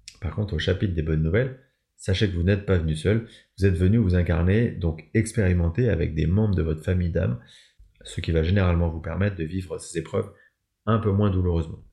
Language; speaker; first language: French; native; French